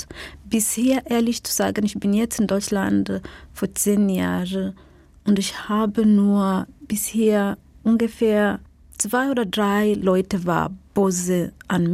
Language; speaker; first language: German; non-native, learner; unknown